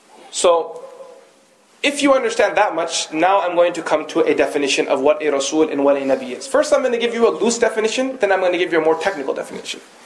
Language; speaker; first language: English; native; English